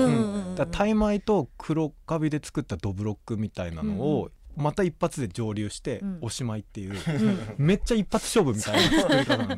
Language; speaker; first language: Japanese; native; Japanese